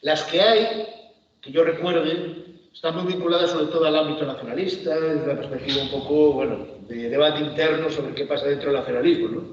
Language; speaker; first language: Spanish; native; Spanish